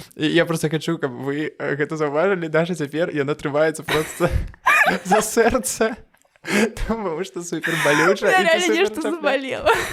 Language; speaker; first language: Belarusian; non-native, local second language; Russian